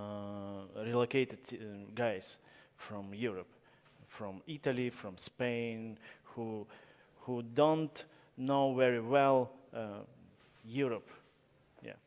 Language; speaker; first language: English; non-native, learner; Russian